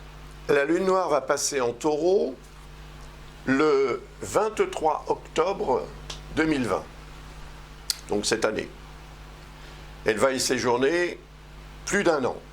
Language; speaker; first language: French; native; French